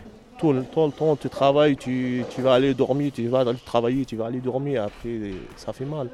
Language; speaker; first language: French; non-native, learner; Arabic